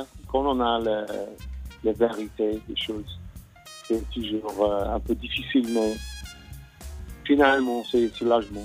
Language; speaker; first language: French; non-native, fluent; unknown